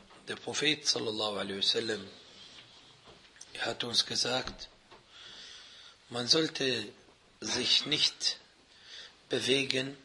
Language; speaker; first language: German; non-native, fluent; Arabic